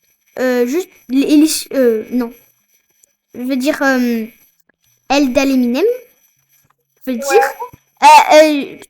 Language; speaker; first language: French; native; French